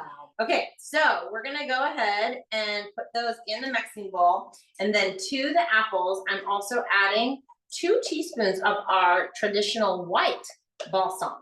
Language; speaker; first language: English; native; English